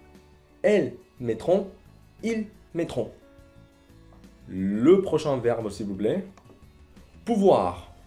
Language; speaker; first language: French; non-native, fluent; Spanish